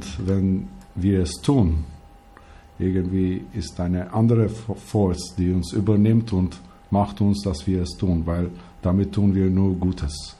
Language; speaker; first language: German; non-native, learner; Albanian